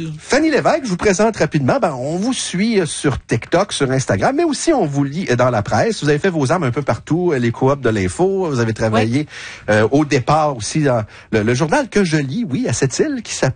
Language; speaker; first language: French; native; French